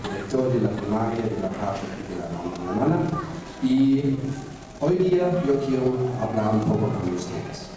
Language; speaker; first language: Spanish; non-native, fluent; German